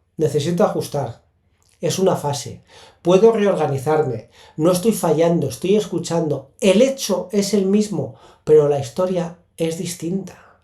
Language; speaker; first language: Spanish; native; Spanish